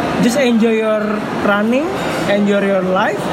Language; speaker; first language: English; non-native, fluent; Indonesian